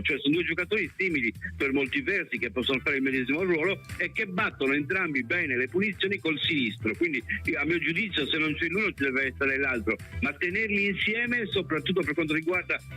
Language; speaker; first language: Italian; native; Italian